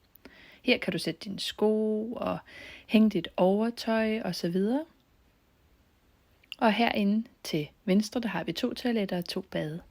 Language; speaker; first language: Danish; native; Danish